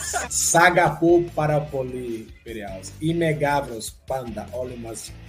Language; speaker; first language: Greek; non-native, fluent; Portuguese